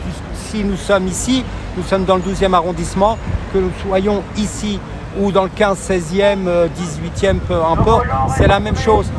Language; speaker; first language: French; native; French